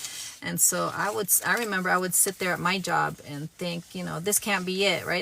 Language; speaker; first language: English; native; English